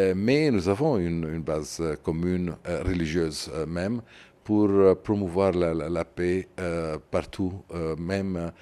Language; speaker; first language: French; non-native, fluent; Arabic